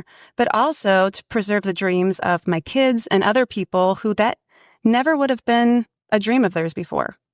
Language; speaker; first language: English; native; English